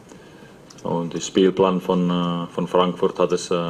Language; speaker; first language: German; non-native, fluent; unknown